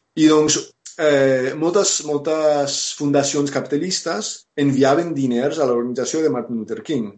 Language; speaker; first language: Catalan; non-native, fluent; English